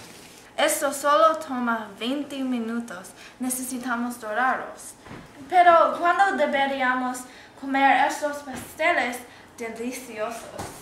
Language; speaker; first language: Spanish; non-native, learner; English